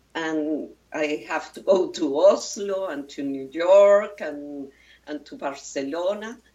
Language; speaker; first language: English; non-native, fluent; Spanish